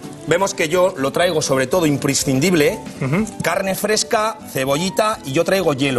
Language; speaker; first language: Spanish; native; Spanish